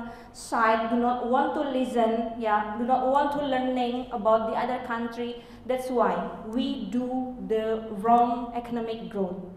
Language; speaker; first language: English; non-native, learner; Indonesian